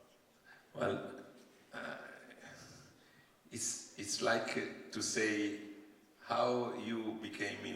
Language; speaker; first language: English; non-native, learner; Italian